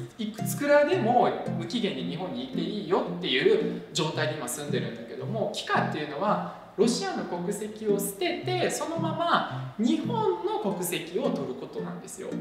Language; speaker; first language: Japanese; early bilingual, other home language; Russian